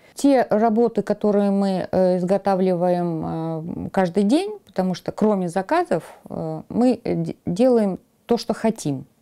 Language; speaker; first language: Russian; native; Russian